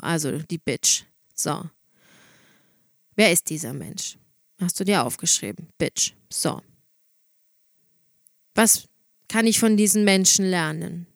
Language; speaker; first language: German; native; German